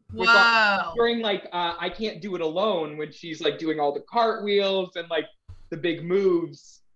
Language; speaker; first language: English; native; English